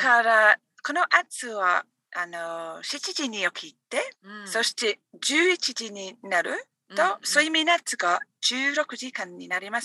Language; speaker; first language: Japanese; non-native, learner; English